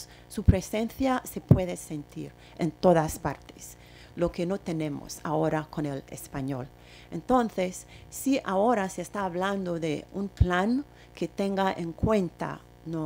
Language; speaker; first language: Spanish; non-native, fluent; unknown